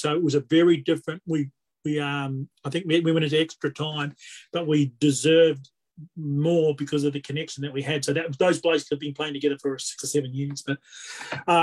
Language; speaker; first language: English; native; English